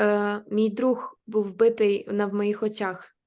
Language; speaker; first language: Ukrainian; native; Ukrainian